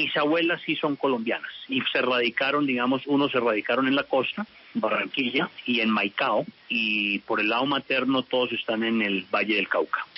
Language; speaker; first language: Spanish; early bilingual, heritage; Spanish